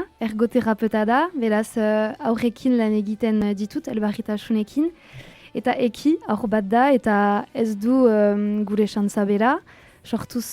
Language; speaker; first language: Basque; non-native, local second language; French